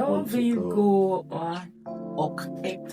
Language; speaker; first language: Swedish; non-native, learner; English